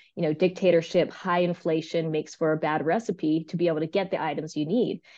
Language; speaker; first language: English; early bilingual, other home language; Spanish